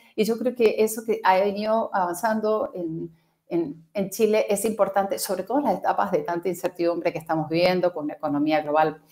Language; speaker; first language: Spanish; native; Spanish